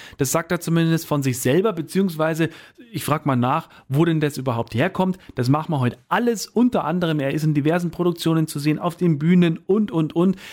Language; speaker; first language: German; native; German